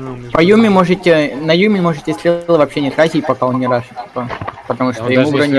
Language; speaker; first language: Russian; native; Russian